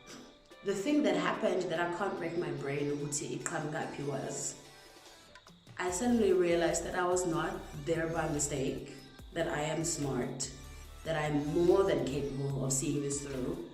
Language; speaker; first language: English; non-native, local second language; Zulu